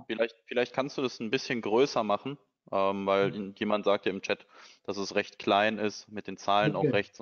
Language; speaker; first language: German; native; German